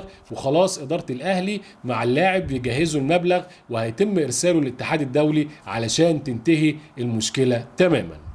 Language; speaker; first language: Arabic; native; Arabic